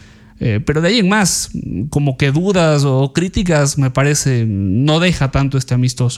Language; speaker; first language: Spanish; native; Spanish